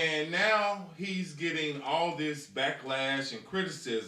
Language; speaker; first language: English; native; English